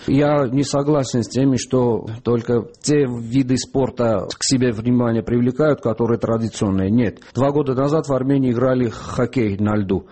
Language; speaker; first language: Russian; non-native, local second language; Armenian